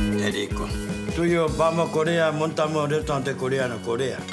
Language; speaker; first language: Spanish; non-native, learner; Korean